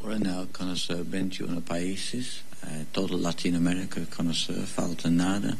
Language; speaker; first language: Spanish; non-native, learner; English